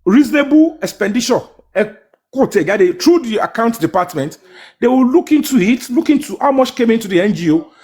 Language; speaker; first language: English; non-native, local second language; Yoruba